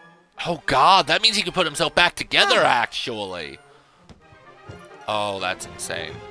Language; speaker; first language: English; native; English